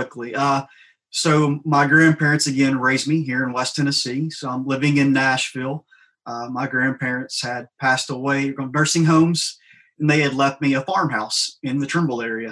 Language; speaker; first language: English; native; English